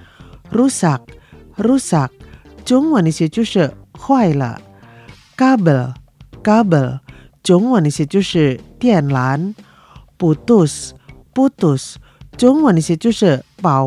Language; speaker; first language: Chinese; non-native, local second language; Indonesian